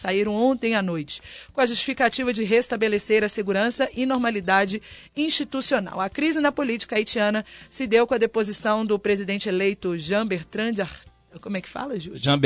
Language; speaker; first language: Portuguese; native; Portuguese